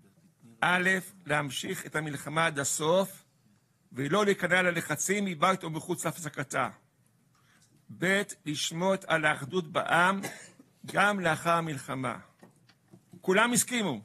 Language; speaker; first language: Hebrew; native; Hebrew